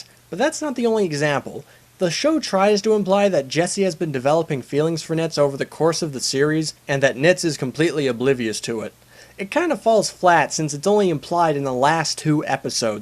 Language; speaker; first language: English; native; English